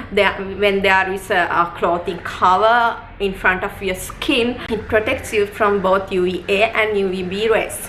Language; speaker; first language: English; non-native, local second language; Sinhala